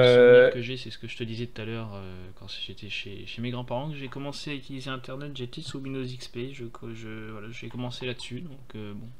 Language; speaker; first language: French; native; French